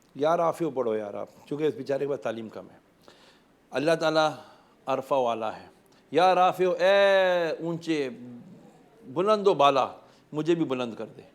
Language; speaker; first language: Urdu; native; Urdu